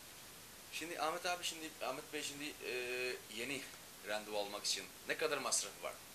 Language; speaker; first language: Turkish; non-native, learner; Urdu